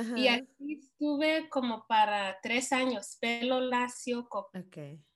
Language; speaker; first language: Spanish; early bilingual, heritage; Spanish